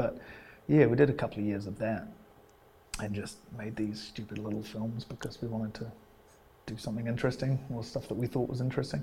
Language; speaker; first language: English; native; English